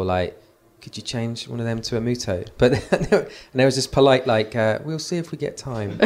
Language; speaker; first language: English; native; English